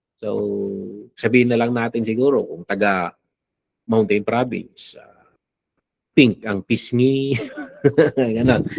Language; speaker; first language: Filipino; non-native, local second language; Iloko